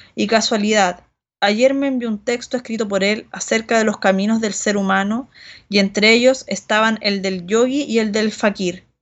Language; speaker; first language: Spanish; native; Spanish